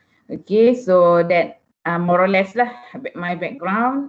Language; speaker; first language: English; non-native, local second language; Malay